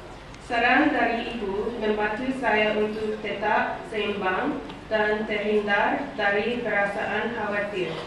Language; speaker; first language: Indonesian; non-native, learner; English